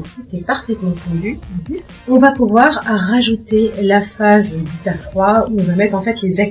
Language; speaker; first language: French; native; French